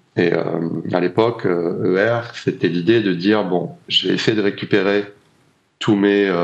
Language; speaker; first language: French; native; French